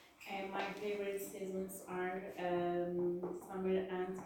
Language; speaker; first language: English; non-native, learner; Turkish